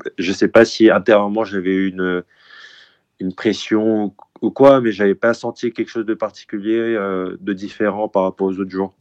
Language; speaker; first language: French; early bilingual, other home language; Korean